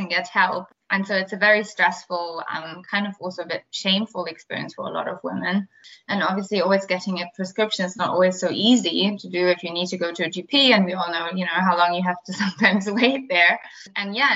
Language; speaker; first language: English; non-native, fluent; German